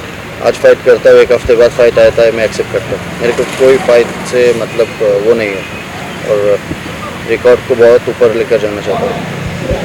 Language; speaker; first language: Hindi; non-native, fluent; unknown